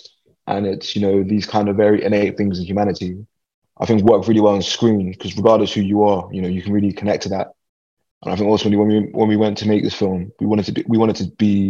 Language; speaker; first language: English; native; English